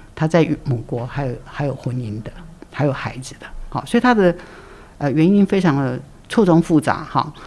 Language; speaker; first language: Chinese; native; Chinese